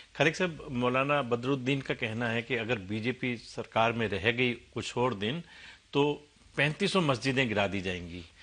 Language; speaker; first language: Hindi; native; Hindi